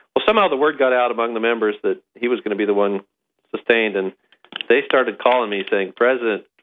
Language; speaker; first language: English; native; English